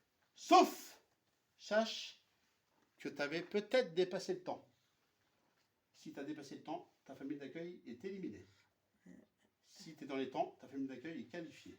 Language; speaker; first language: French; native; French